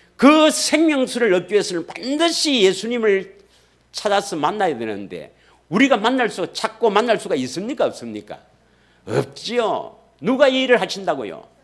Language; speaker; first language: Korean; native; Korean